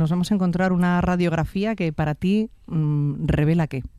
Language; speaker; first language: Spanish; native; Spanish